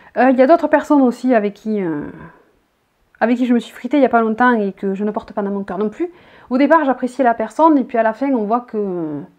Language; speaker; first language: French; native; French